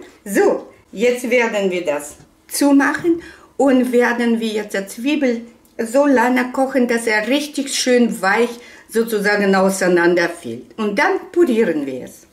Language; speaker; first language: German; non-native, fluent; Russian